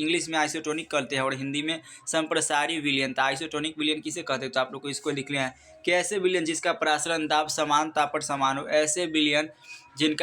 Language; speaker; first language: Hindi; native; Hindi